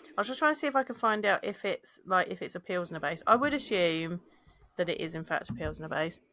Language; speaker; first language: English; native; English